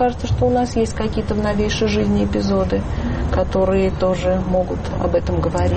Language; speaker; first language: Russian; native; Russian